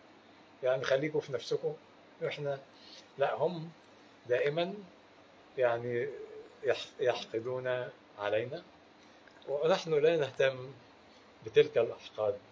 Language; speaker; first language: Arabic; native; Arabic